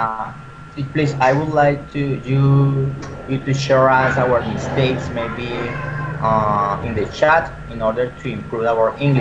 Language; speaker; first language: English; non-native, learner; Spanish